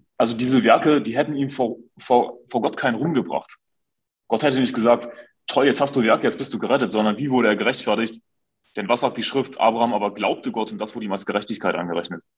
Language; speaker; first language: German; native; German